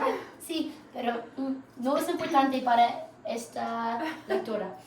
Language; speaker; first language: Spanish; non-native, learner; English